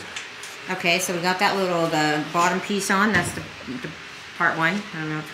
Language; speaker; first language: English; native; English